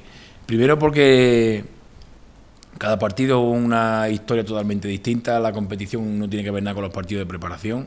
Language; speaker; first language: Spanish; native; Spanish